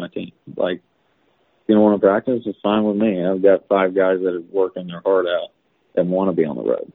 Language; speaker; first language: English; native; English